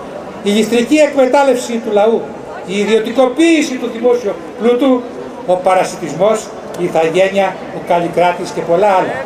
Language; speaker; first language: Greek; native; Greek